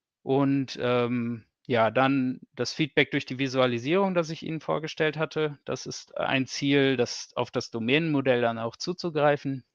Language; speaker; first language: German; native; German